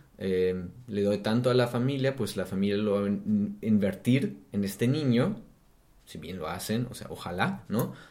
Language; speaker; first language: Spanish; non-native, fluent; German